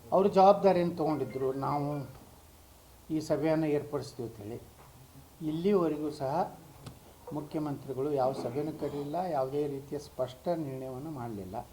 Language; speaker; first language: Kannada; native; Kannada